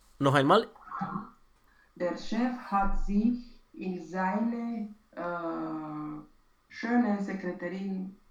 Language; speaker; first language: German; non-native, learner; Romanian